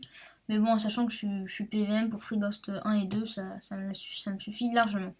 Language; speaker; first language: French; native; French